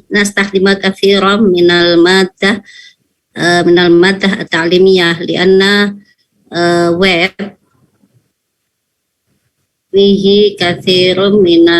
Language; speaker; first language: Arabic; non-native, fluent; Indonesian